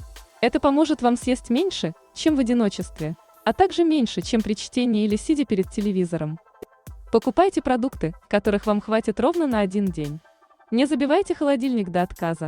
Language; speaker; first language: Russian; native; Russian